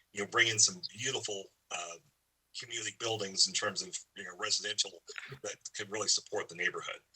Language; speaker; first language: English; native; English